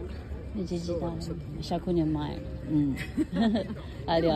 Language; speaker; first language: Japanese; non-native, learner; Chinese